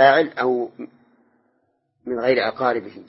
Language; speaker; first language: Arabic; native; Arabic